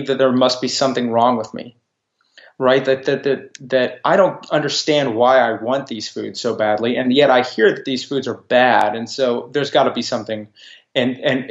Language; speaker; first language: English; native; English